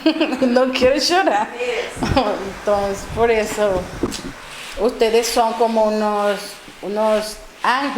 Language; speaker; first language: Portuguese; non-native, learner; Spanish